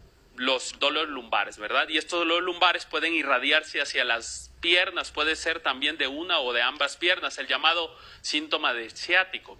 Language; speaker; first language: Spanish; native; Spanish